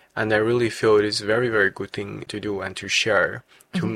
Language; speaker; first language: English; non-native, fluent; Chinese